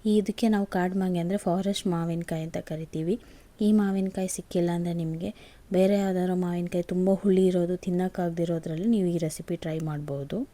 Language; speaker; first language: Kannada; non-native, local second language; Kodava